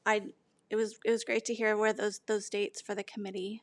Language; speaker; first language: English; native; English